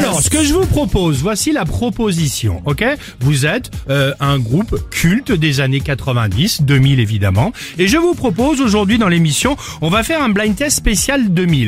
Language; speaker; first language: French; native; French